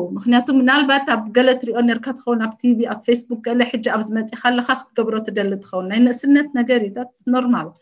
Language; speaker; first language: Tigrinya; early bilingual, heritage; Tigrinya